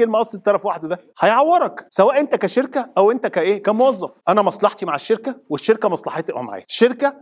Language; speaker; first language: Arabic; native; Arabic